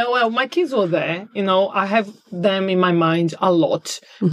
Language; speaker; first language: English; non-native, fluent; Portuguese